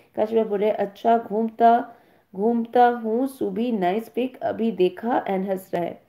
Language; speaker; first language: Hindi; non-native, local second language; Bangla